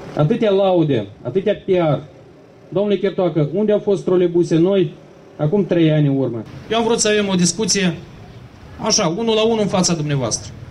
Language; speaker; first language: Romanian; native; Romanian